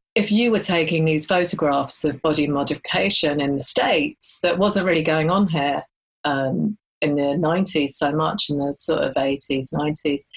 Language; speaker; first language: English; native; English